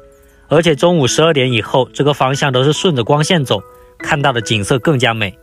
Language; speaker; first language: Chinese; native; Chinese